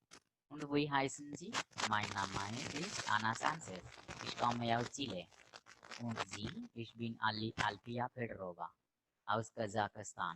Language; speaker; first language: German; non-native, fluent; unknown